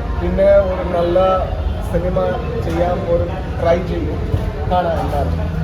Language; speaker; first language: Malayalam; non-native, learner; Kannada